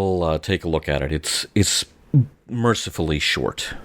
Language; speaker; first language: English; native; English